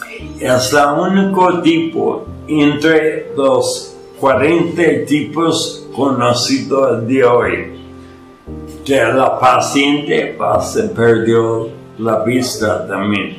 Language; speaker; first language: Spanish; non-native, fluent; English